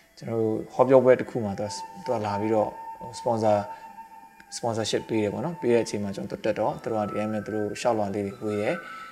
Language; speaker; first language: Burmese; non-native, local second language; Shan